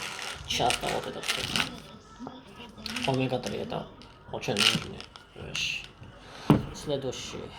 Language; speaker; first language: Russian; non-native, fluent; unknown